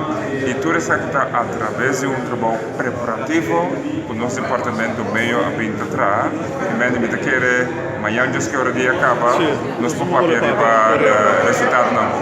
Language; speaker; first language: Portuguese; non-native, learner; Papiamento